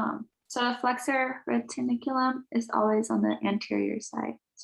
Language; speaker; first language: English; native; English